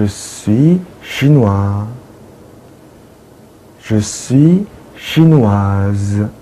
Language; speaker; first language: French; non-native, fluent; Korean